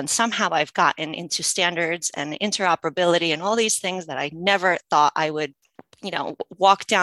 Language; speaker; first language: English; early bilingual, other home language; Polish